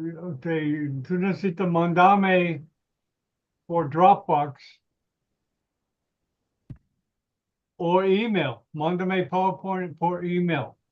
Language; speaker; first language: Spanish; non-native, learner; English